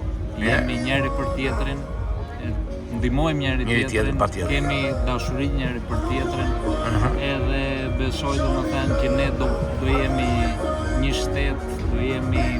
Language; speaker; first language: Albanian; early bilingual, heritage; Albanian